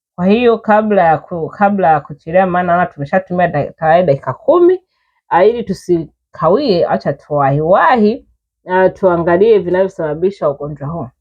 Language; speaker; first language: Swahili; non-native, fluent; Kinyarwanda